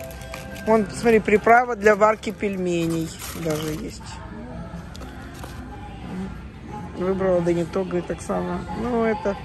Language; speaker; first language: Russian; native; Russian